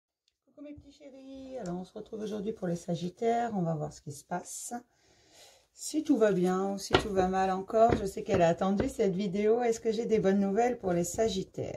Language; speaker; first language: French; native; French